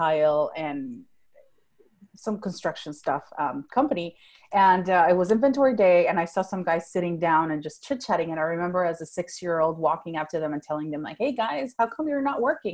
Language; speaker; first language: English; non-native, fluent; Spanish